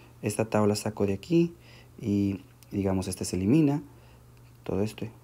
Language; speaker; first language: Spanish; native; Spanish